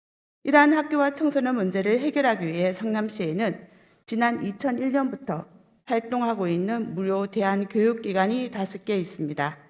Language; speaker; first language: Korean; native; Korean